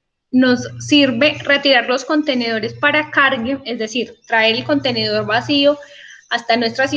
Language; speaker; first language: Spanish; native; Spanish